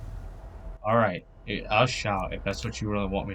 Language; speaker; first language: English; native; English